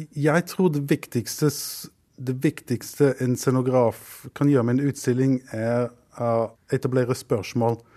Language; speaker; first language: Norwegian; non-native, fluent; German